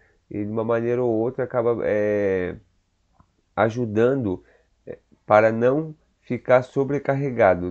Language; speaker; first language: Portuguese; native; Portuguese